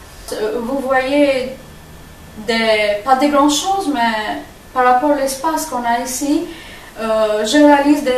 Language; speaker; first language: French; non-native, fluent; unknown